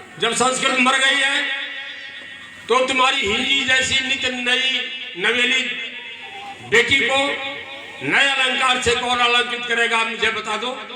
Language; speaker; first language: Hindi; native; Hindi